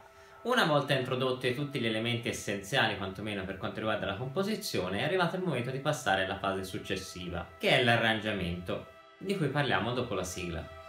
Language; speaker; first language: Italian; native; Italian